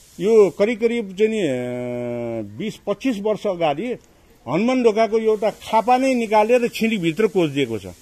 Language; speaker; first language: Nepali; non-native, local second language; Newari